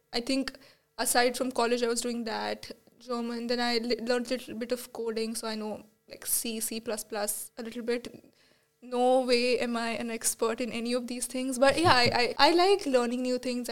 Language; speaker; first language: English; non-native, local second language; Marathi